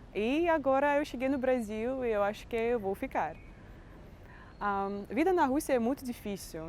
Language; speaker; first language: Portuguese; non-native, fluent; Russian